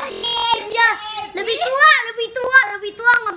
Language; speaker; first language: Indonesian; early bilingual, heritage; English